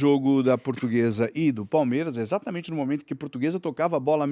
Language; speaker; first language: Portuguese; native; Portuguese